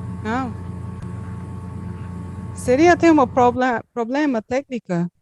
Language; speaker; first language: Portuguese; non-native, learner; Turkish